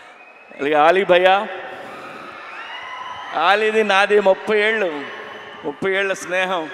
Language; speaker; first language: Telugu; native; Telugu